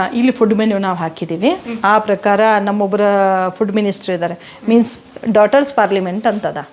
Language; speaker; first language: Kannada; native; Kannada